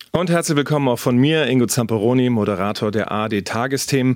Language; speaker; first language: German; native; German